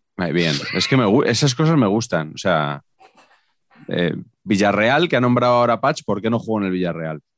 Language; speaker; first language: Spanish; native; Spanish